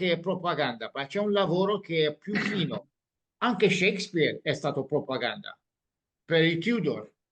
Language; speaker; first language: Italian; non-native, fluent; Maltese